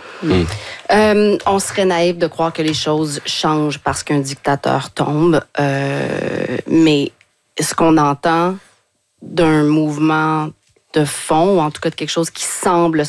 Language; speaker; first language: French; native; French